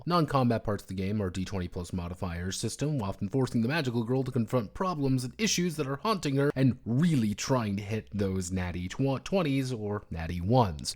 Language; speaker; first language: English; native; English